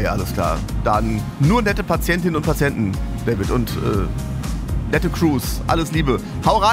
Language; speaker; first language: German; native; German